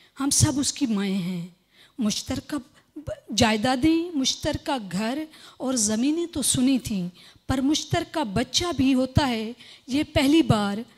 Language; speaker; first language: Urdu; non-native, local second language; Sindhi